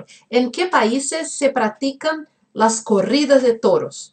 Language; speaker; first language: Spanish; non-native, fluent; Portuguese